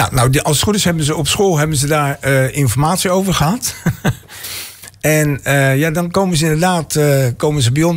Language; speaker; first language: Dutch; native; Dutch